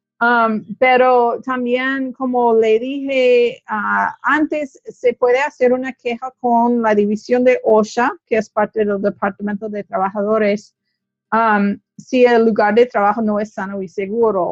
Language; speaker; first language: Spanish; non-native, fluent; English